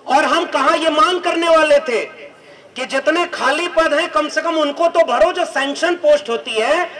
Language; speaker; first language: Hindi; native; Hindi